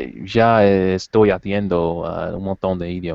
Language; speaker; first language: Spanish; non-native, learner; English